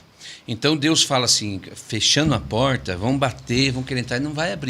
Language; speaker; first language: Portuguese; native; Portuguese